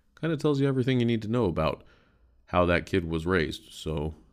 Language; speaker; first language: English; native; English